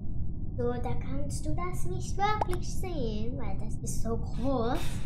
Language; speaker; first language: German; non-native, learner; English